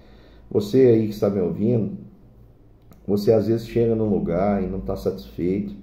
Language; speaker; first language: Portuguese; native; Portuguese